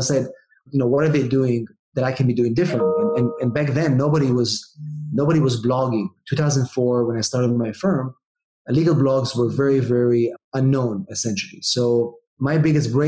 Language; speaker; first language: English; non-native, fluent; Hebrew